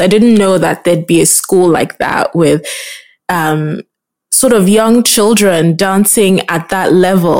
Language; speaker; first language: English; non-native, local second language; Yoruba